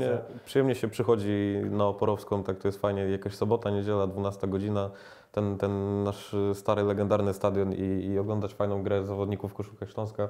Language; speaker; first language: Polish; native; Polish